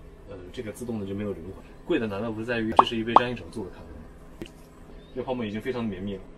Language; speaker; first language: Chinese; native; Chinese